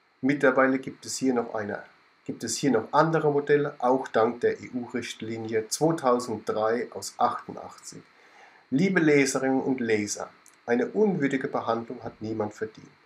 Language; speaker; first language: German; native; German